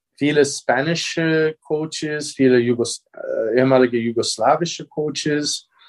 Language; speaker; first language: German; non-native, fluent; English